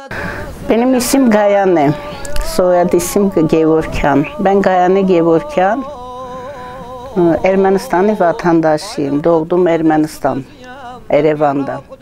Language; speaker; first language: Turkish; non-native, learner; Armenian